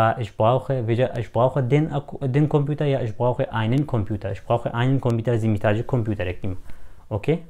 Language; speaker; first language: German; non-native, fluent; Kurdish